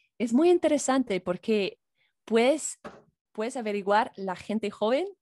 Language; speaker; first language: Spanish; non-native, fluent; English